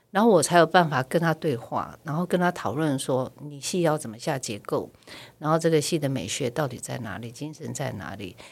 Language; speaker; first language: Chinese; native; Chinese